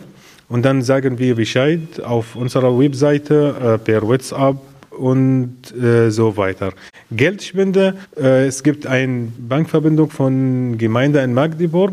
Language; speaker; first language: German; non-native, learner; Arabic